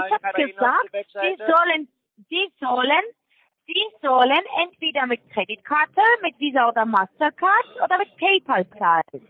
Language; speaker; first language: German; non-native, learner; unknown